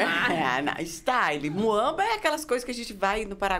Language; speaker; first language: Portuguese; native; Portuguese